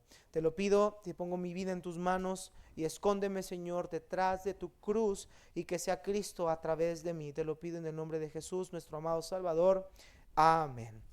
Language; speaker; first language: Spanish; native; Spanish